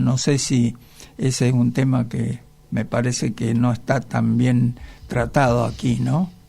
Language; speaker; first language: Spanish; native; Spanish